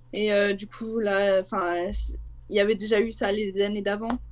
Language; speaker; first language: French; native; French